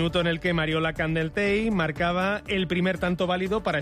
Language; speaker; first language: Spanish; native; Spanish